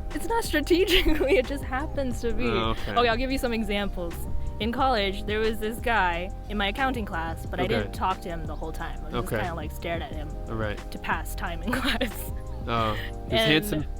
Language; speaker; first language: English; native; English